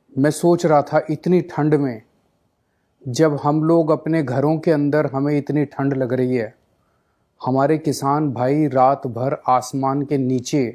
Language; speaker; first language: Hindi; native; Hindi